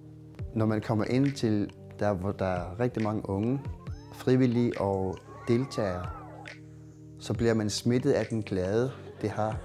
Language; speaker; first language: Danish; non-native, local second language; Kalaallisut